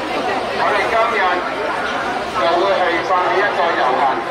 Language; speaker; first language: Chinese; native; Chinese